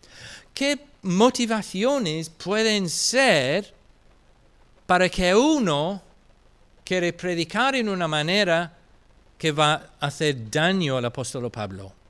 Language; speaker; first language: Spanish; non-native, fluent; English